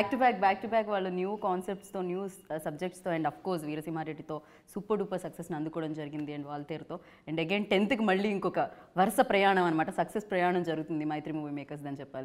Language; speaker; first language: Telugu; native; Telugu